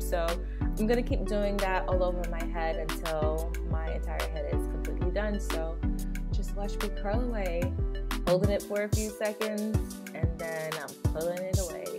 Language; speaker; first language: English; native; English